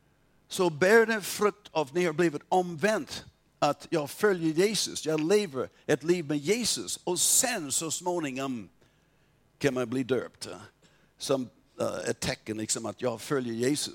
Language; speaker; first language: Swedish; non-native, fluent; English